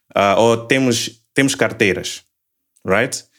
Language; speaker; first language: Portuguese; native; Portuguese